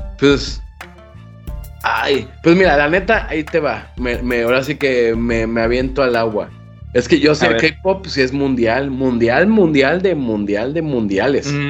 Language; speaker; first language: Spanish; native; Spanish